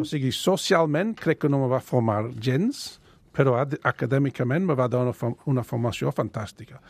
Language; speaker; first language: Catalan; non-native, fluent; English